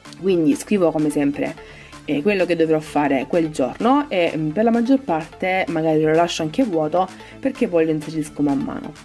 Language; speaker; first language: Italian; native; Italian